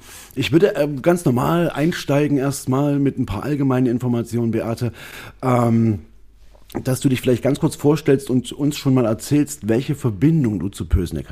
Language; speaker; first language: German; native; German